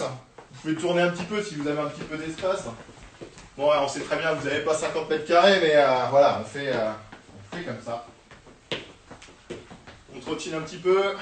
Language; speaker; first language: French; native; French